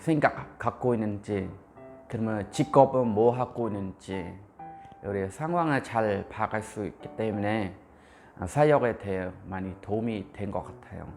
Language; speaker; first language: Korean; non-native, fluent; Khmer